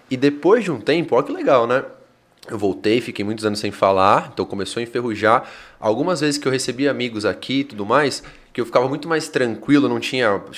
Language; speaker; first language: Portuguese; native; Portuguese